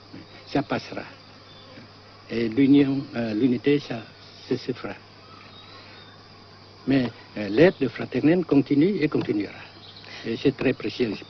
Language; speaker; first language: French; non-native, fluent; Vietnamese